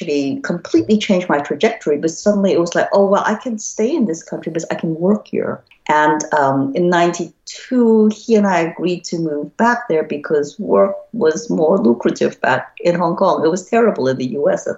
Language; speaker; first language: English; non-native, local second language; Cantonese